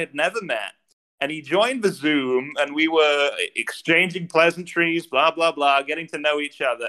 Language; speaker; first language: English; native; English